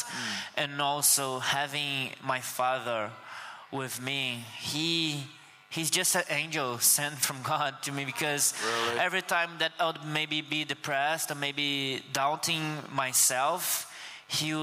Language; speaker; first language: English; non-native, fluent; Portuguese